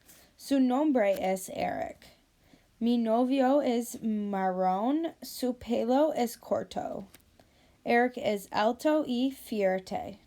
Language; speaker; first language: Spanish; non-native, learner; English